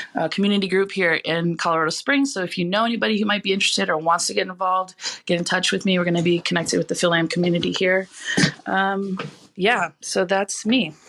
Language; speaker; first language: English; early bilingual, other home language; Filipino